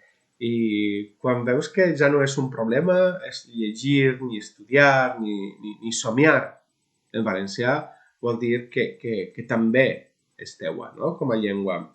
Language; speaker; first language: Catalan; non-native, local second language; Spanish